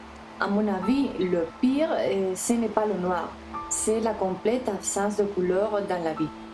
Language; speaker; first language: French; non-native, fluent; Spanish